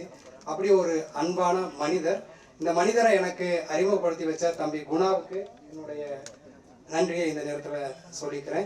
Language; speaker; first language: Tamil; native; Tamil